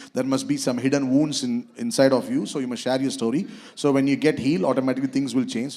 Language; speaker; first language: English; non-native, local second language; Tamil